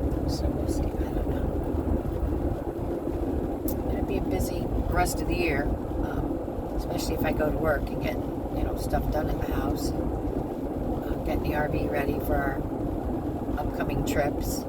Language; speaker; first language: English; native; English